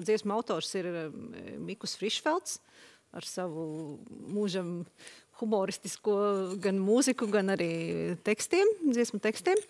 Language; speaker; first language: Latvian; native; Latvian